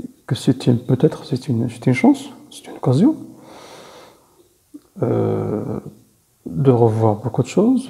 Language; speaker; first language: French; non-native, fluent; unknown